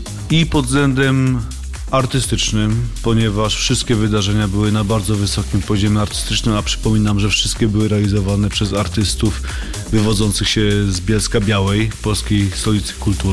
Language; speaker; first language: Polish; native; Polish